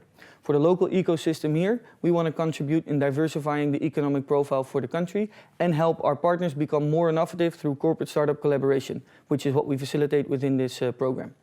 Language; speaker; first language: English; non-native, fluent; Dutch